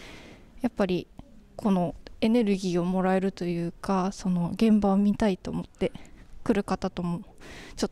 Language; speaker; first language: Japanese; native; Japanese